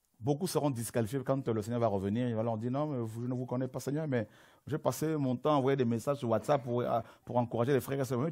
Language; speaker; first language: French; non-native, local second language; Lingala